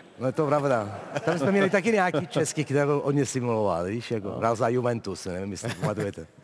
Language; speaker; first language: Czech; non-native, fluent; Italian